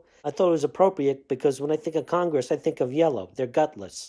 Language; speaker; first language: English; native; English